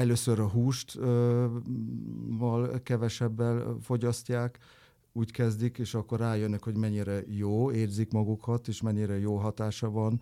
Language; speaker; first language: Hungarian; non-native, fluent; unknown